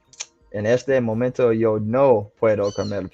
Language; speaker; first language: Spanish; non-native, learner; English